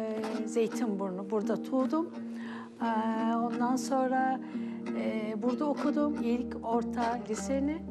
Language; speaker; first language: Turkish; early bilingual, other home language; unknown